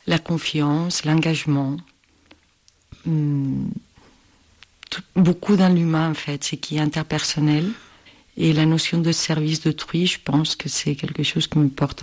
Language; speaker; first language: French; non-native, fluent; Spanish